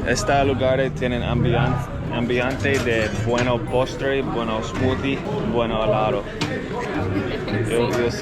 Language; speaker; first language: Spanish; non-native, learner; English